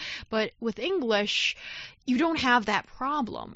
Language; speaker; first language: English; non-native, fluent; Chinese